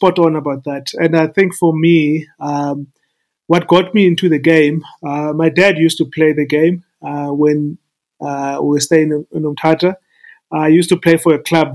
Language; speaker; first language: English; non-native, local second language; Xhosa